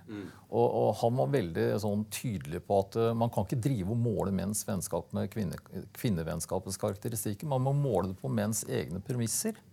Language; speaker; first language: Norwegian; native; Norwegian